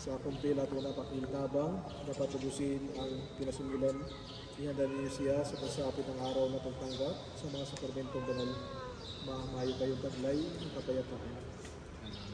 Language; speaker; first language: Filipino; native; Filipino